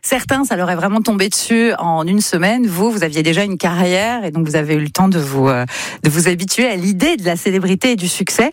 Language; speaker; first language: French; native; French